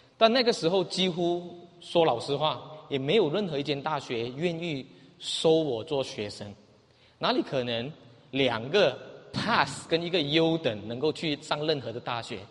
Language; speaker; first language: Chinese; native; Chinese